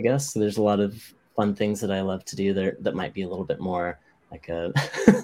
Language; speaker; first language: English; native; English